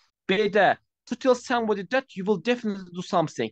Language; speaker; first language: English; non-native, fluent; Azerbaijani